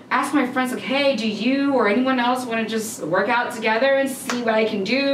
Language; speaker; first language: English; native; English